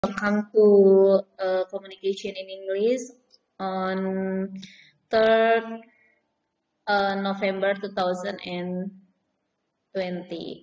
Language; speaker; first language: English; non-native, learner; Indonesian